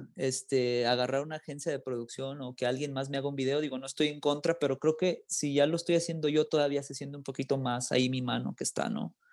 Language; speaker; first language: Spanish; early bilingual, heritage; Spanish